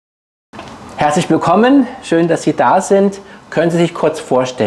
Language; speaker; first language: German; native; German